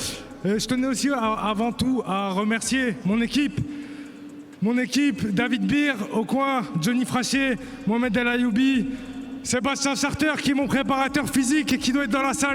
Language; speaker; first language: French; native; French